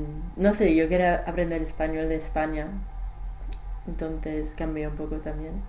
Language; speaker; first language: Spanish; non-native, fluent; English